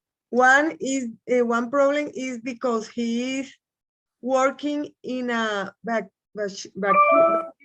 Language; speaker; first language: English; non-native, learner; Spanish